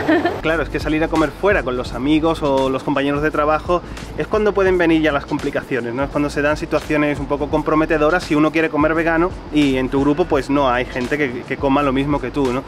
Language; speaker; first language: Spanish; native; Spanish